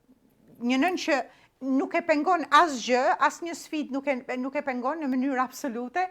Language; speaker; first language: Albanian; native; Albanian